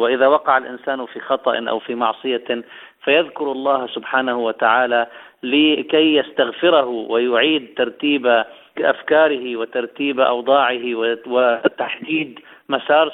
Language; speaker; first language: Arabic; native; Arabic